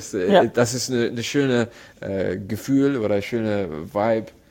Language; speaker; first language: German; non-native, learner; Arabic